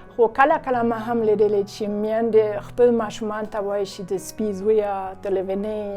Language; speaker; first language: Pashto; non-native, fluent; German